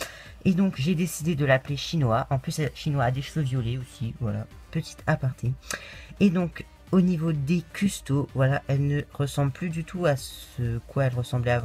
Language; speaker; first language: French; native; French